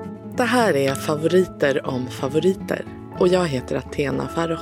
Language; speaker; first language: Swedish; native; Swedish